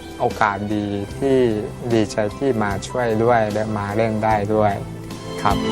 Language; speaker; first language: Thai; early bilingual, heritage; Japanese